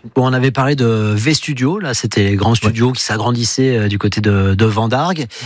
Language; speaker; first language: French; native; French